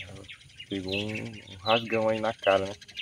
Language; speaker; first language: Portuguese; native; Portuguese